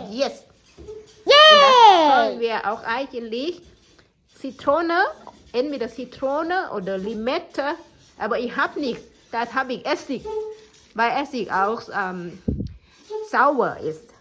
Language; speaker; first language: German; non-native, learner; Thai